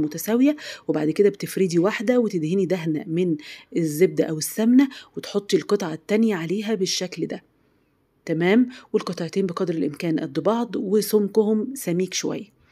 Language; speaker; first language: Arabic; native; Arabic